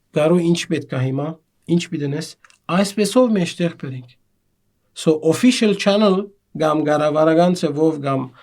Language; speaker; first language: Armenian; native; Armenian